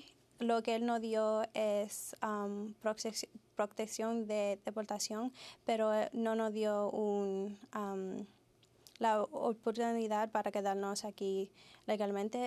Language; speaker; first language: Spanish; early bilingual, heritage; Spanish